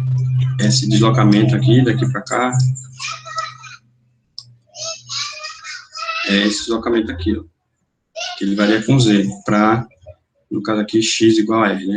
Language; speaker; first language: Portuguese; native; Portuguese